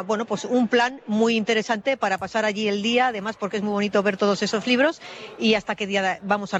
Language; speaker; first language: Spanish; native; Spanish